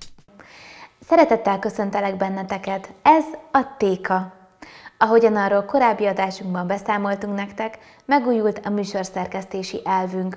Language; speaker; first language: Hungarian; native; Hungarian